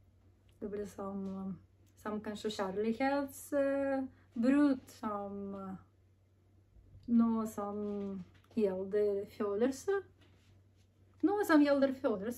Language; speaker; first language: Norwegian; non-native, learner; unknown